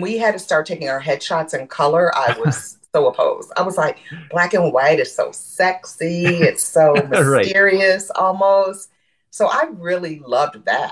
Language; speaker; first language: English; native; English